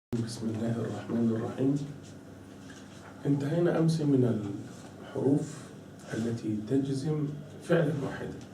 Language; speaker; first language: Arabic; non-native, fluent; Chechen